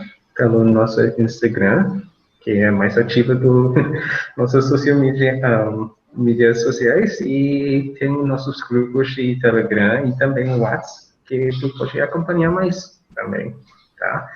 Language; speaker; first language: Portuguese; non-native, fluent; English